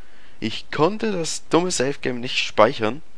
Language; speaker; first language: German; native; German